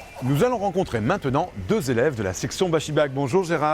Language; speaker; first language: French; native; French